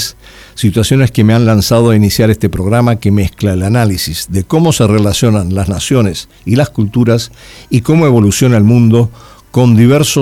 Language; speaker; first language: Spanish; native; Spanish